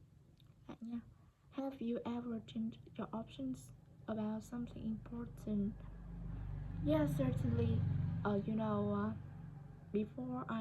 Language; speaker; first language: English; non-native, learner; Vietnamese